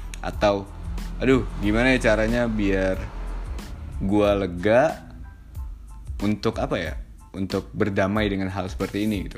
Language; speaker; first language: Indonesian; native; Indonesian